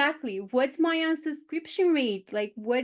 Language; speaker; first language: English; non-native, fluent; Romanian